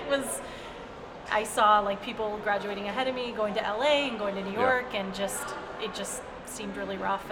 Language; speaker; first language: English; native; English